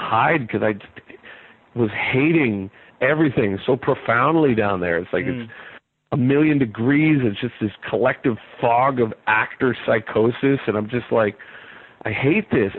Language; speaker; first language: English; native; English